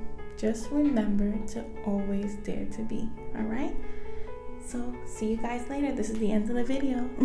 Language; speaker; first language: English; native; English